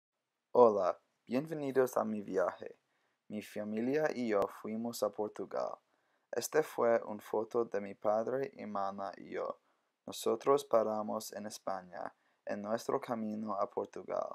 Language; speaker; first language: Spanish; non-native, learner; English